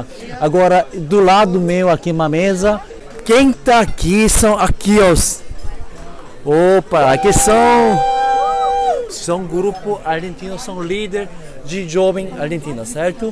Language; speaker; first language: Portuguese; non-native, fluent; Korean